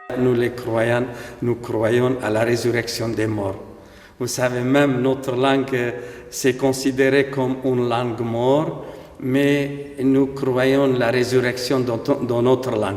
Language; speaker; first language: French; non-native, fluent; Aramaic